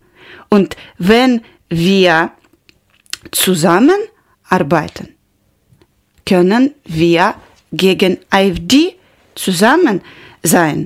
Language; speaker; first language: German; non-native, learner; Ukrainian